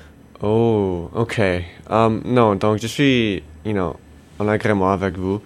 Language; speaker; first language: French; non-native, local second language; English